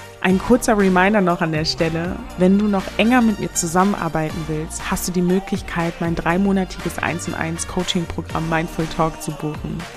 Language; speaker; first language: German; native; German